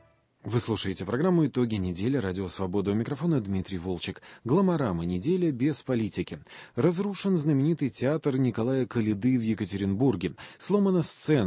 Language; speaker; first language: Russian; native; Russian